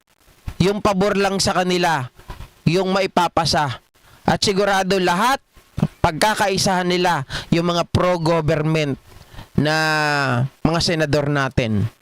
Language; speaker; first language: Filipino; native; Filipino